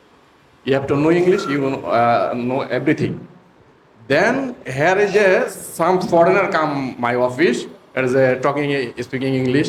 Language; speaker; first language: English; non-native, learner; Bangla